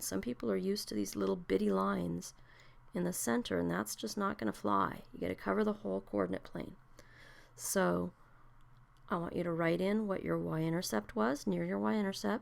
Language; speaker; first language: English; native; English